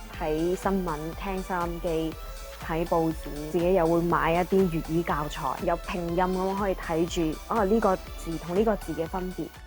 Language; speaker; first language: Cantonese; non-native, fluent; Chinese